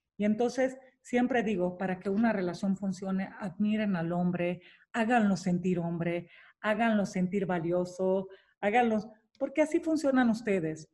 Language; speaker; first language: Spanish; non-native, fluent; Romanian